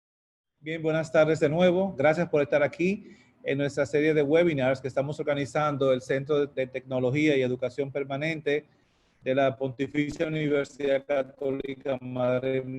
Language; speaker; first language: Spanish; native; Spanish